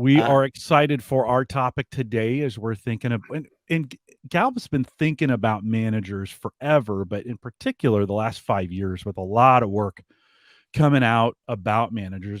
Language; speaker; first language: English; native; English